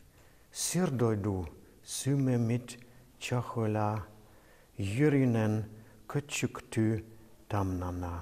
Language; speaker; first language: Russian; non-native, fluent; German